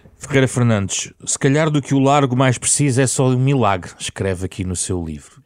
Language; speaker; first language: Portuguese; native; Portuguese